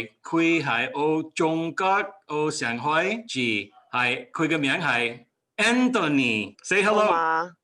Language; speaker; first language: Cantonese; early bilingual, heritage; Cantonese